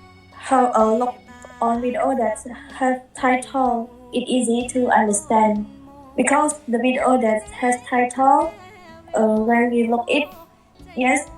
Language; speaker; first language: English; non-native, learner; Khmer